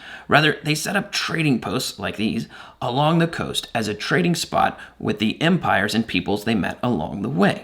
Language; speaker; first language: English; native; English